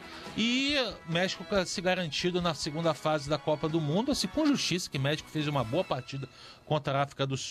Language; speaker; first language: Portuguese; native; Portuguese